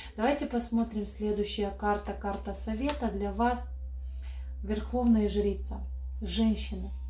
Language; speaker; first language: Russian; non-native, local second language; Romanian